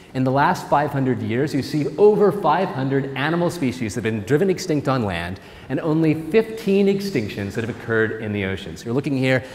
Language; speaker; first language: English; native; English